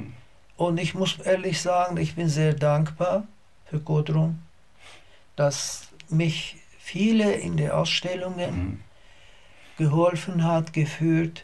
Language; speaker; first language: German; non-native, learner; Azerbaijani